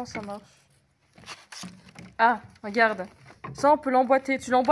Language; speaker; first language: French; native; French